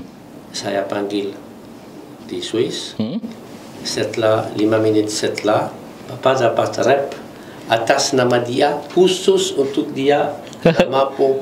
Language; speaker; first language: Indonesian; non-native, learner; Italian